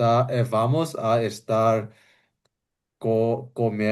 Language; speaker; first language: Spanish; non-native, learner; English